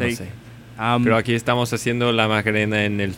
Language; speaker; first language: Spanish; non-native, learner; English